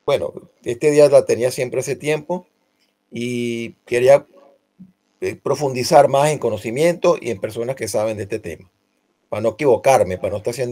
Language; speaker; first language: Spanish; native; Spanish